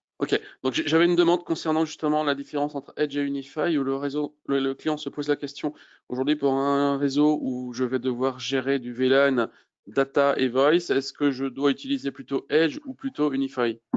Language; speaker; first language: French; native; French